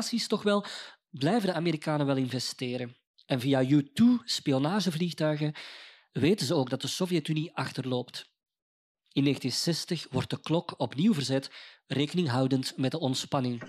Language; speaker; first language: Dutch; native; Dutch